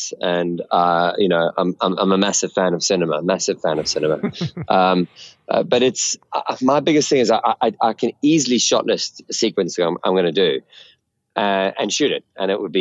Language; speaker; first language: English; native; English